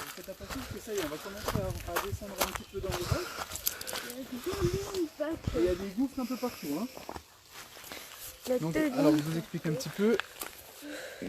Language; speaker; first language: French; native; French